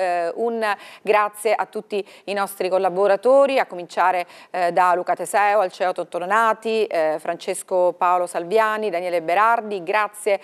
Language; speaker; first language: Italian; native; Italian